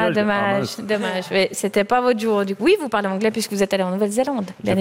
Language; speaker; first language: French; native; French